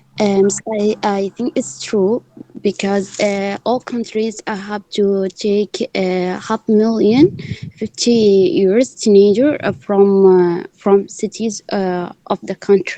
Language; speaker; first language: English; non-native, learner; Arabic